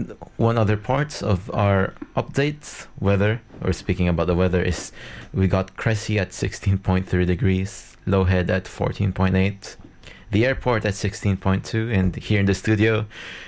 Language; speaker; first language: English; non-native, local second language; Filipino